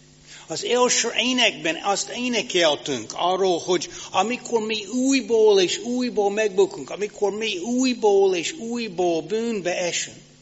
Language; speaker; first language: Hungarian; non-native, fluent; English